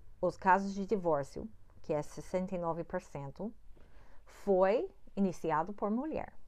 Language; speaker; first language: Portuguese; non-native, learner; English